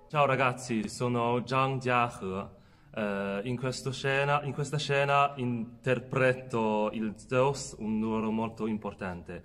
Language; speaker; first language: Italian; non-native, fluent; Chinese